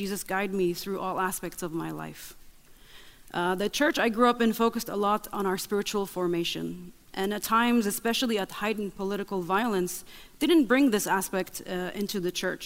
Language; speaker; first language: English; non-native, fluent; Arabic